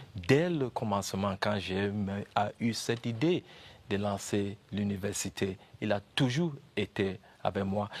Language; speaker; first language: French; non-native, local second language; English